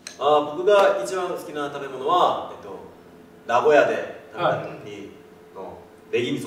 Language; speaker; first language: Japanese; non-native, fluent; Korean